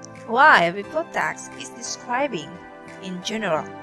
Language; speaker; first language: English; non-native, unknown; Indonesian